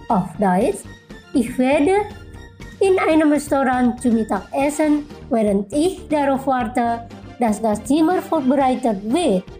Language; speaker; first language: German; non-native, fluent; Indonesian